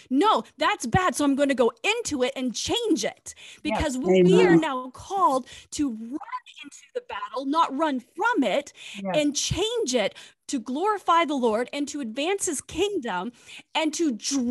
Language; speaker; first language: English; native; English